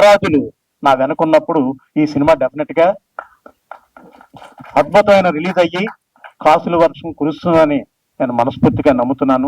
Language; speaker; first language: Telugu; native; Telugu